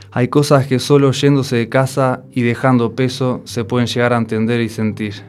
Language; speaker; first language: Spanish; native; Spanish